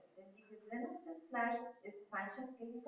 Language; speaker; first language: German; non-native, fluent; Russian